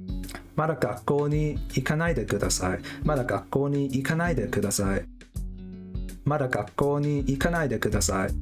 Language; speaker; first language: Japanese; non-native, learner; English